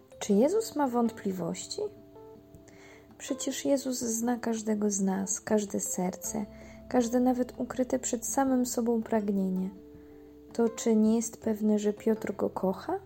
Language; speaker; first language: Polish; native; Polish